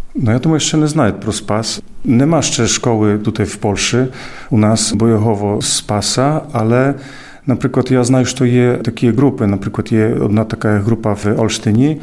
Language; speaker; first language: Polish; non-native, local second language; Ukrainian